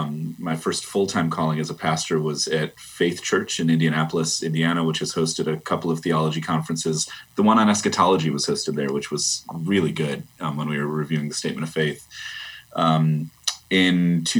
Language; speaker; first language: English; native; English